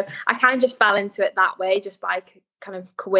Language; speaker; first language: English; native; English